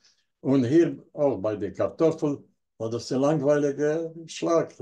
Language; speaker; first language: German; non-native, learner; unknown